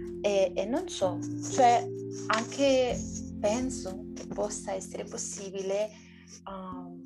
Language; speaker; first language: Italian; non-native, learner; Spanish